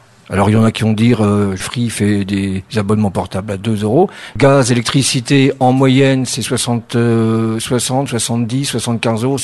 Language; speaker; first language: French; native; French